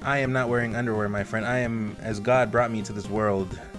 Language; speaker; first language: English; native; English